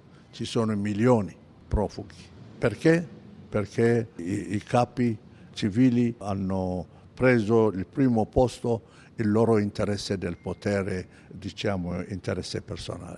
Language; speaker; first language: Italian; non-native, fluent; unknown